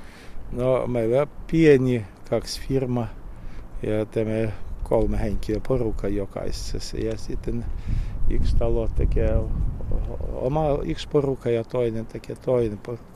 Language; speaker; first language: Finnish; non-native, learner; Russian